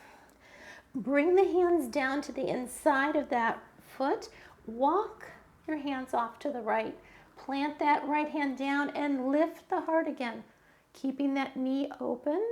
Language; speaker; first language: English; native; English